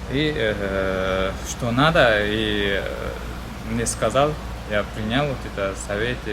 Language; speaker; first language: Russian; non-native, learner; Uzbek